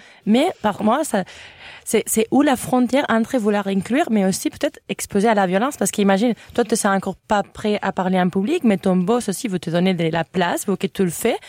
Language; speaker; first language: French; non-native, fluent; Spanish